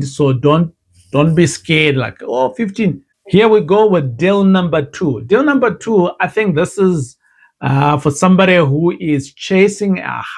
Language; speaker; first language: English; non-native, local second language; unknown